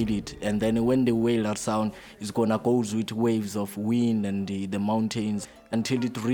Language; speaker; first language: English; non-native, local second language; Zulu